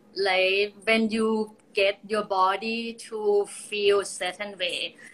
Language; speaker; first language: English; non-native, fluent; Thai